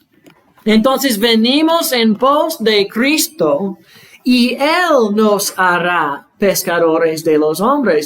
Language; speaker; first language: Spanish; non-native, fluent; English